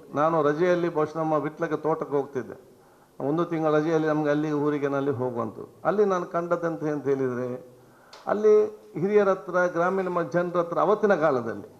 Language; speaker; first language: Kannada; non-native, local second language; Badaga